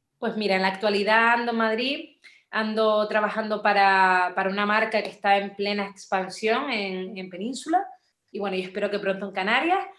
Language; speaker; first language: Spanish; native; Spanish